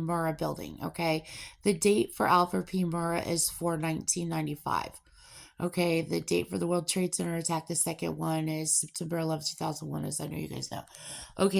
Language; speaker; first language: English; native; English